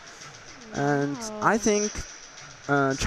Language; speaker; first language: English; non-native, learner; Chinese